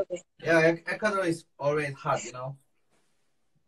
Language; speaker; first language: English; non-native, learner; Korean